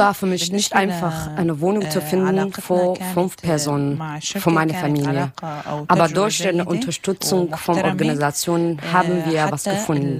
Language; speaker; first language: German; non-native, learner; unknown